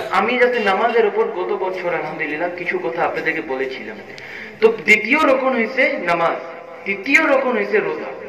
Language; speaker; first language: Bangla; non-native, fluent; Urdu